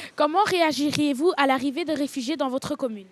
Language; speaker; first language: French; early bilingual, other home language; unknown